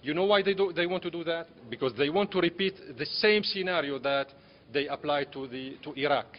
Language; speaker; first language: English; non-native, fluent; Arabic